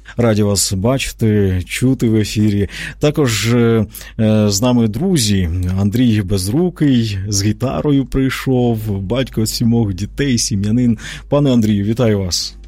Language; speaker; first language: Ukrainian; native; Ukrainian